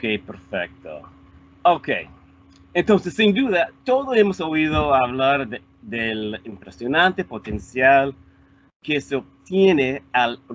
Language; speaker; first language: Spanish; non-native, fluent; English